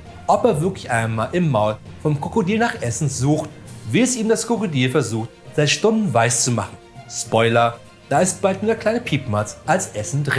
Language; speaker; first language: German; native; German